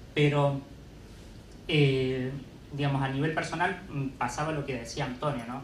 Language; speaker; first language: Spanish; native; Spanish